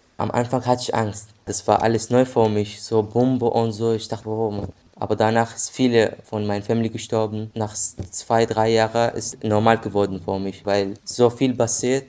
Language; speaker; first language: German; non-native, learner; Arabic